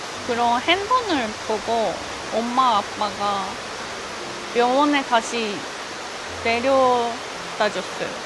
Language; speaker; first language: Korean; non-native, fluent; Japanese